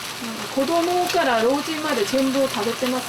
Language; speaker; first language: Japanese; non-native, learner; Korean